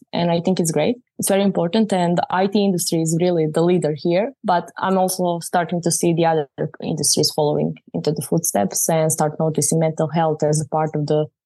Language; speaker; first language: English; non-native, fluent; Croatian